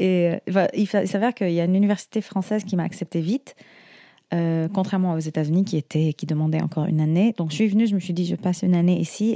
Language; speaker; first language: French; non-native, fluent; Arabic